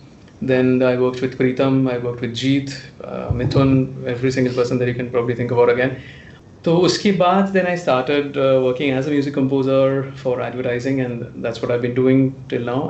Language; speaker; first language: English; non-native, local second language; Bangla